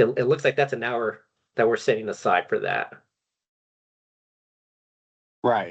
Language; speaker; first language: English; native; English